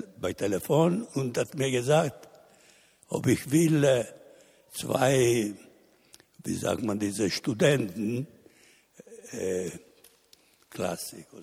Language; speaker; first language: German; non-native, learner; Italian